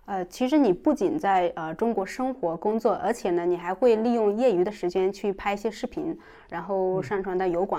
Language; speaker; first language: Chinese; native; Chinese